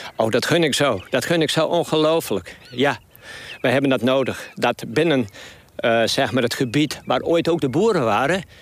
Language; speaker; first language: Dutch; non-native, local second language; Western Frisian